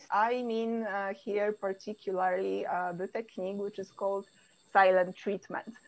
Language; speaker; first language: English; non-native, fluent; Polish